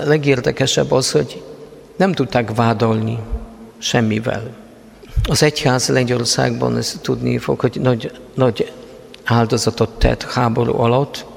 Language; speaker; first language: Hungarian; non-native, fluent; Polish